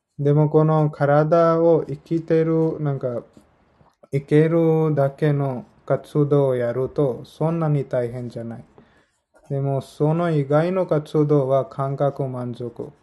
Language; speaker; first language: Japanese; non-native, learner; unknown